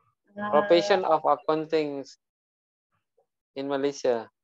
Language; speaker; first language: English; non-native, learner; Indonesian